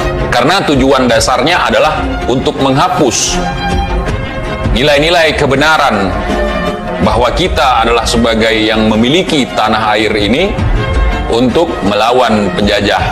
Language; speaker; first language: Indonesian; native; Indonesian